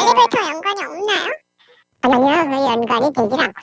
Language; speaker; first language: Korean; native; Korean